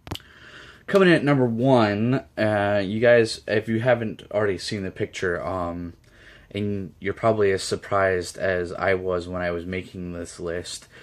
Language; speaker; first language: English; native; English